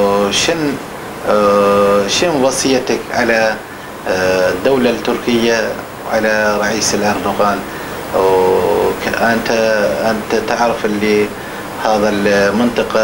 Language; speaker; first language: Arabic; non-native, learner; Turkish